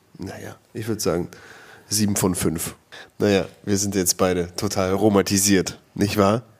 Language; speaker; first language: German; native; German